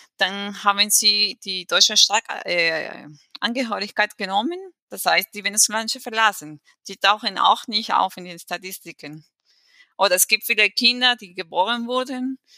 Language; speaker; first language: German; non-native, fluent; Spanish